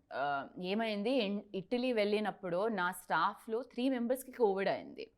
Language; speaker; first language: Telugu; non-native, learner; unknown